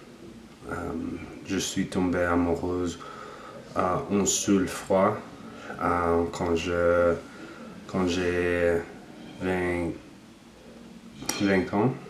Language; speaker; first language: French; non-native, learner; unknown